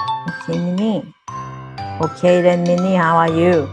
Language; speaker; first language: English; non-native, fluent; Thai